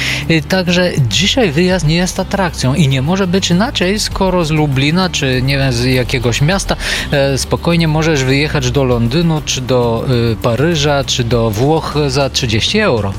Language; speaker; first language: Polish; non-native, fluent; Bulgarian